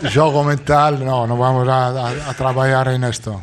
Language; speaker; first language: Portuguese; non-native, fluent; Italian